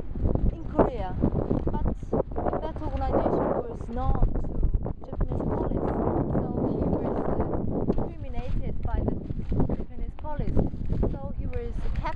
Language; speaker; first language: English; non-native, fluent; Korean